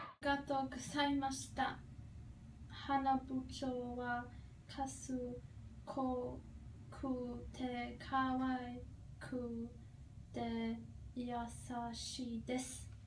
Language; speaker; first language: Japanese; non-native, learner; English